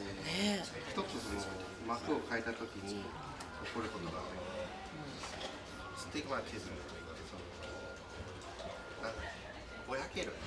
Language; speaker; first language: Japanese; early bilingual, heritage; Japanese